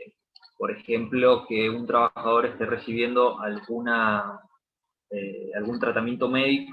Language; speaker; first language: Spanish; native; Spanish